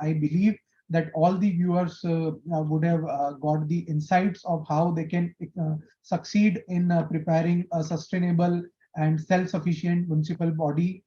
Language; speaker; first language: English; non-native, local second language; Hindi